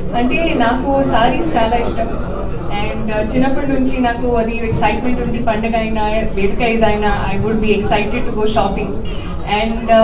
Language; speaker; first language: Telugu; non-native, learner; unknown